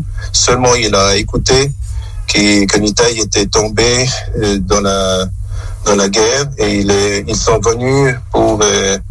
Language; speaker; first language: French; non-native, local second language; German